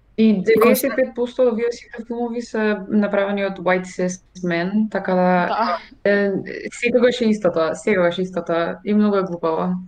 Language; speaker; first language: Macedonian; native; Macedonian